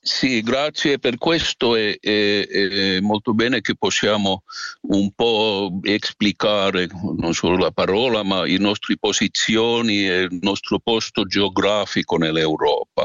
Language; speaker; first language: Italian; non-native, fluent; Finnish